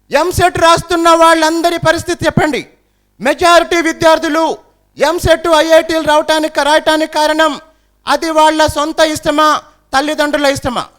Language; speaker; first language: Telugu; native; Telugu